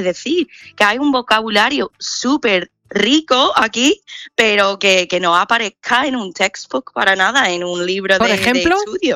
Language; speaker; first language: Spanish; non-native, fluent; English